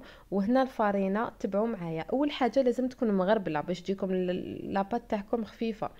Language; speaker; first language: Arabic; native; Arabic